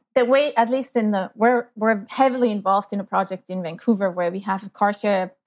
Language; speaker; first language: English; non-native, fluent; German